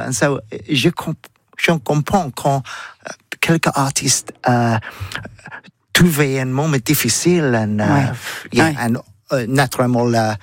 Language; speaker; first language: French; non-native, learner; English